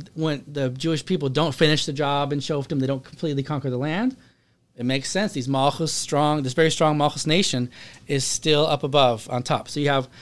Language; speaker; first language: English; native; English